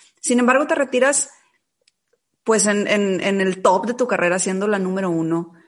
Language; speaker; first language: Spanish; native; Spanish